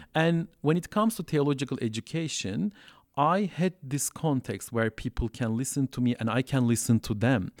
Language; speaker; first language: English; non-native, fluent; Turkish